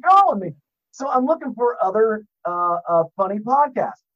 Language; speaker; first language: English; native; English